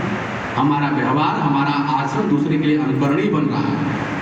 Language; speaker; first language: Hindi; native; Hindi